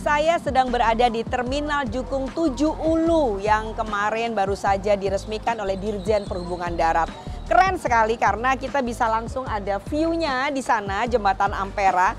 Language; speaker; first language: Indonesian; native; Indonesian